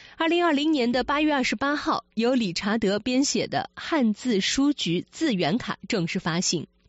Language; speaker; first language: Chinese; native; Chinese